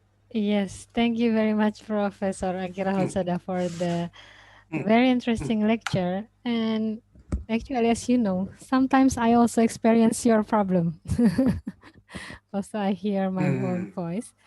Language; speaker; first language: English; non-native, fluent; Indonesian